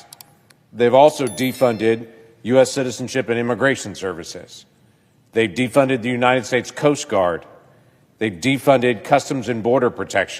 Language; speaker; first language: English; native; English